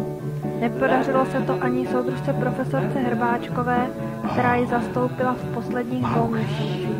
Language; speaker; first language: Czech; native; Czech